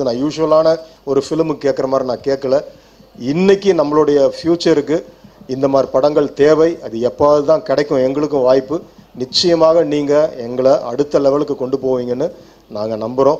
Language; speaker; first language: Tamil; native; Tamil